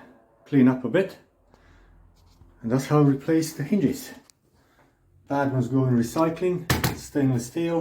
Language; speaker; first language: English; non-native, fluent; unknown